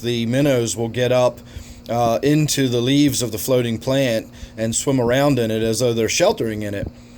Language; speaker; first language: English; native; English